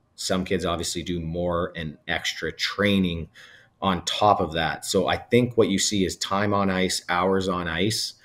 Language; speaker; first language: English; native; English